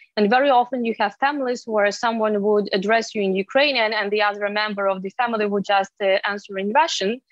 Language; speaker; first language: English; non-native, fluent; Ukrainian